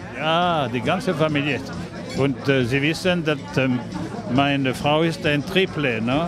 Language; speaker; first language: German; non-native, fluent; French